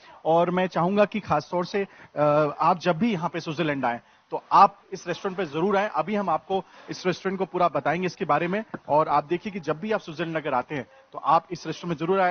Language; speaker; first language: Hindi; native; Hindi